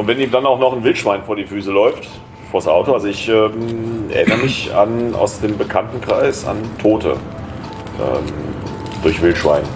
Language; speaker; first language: German; native; German